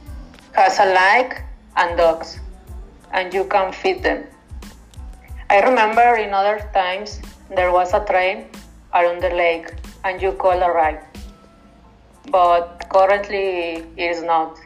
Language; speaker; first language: English; non-native, learner; Spanish